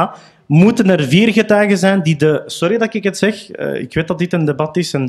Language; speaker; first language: Dutch; early bilingual, other home language; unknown